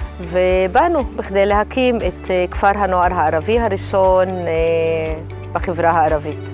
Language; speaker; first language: Hebrew; non-native, local second language; Arabic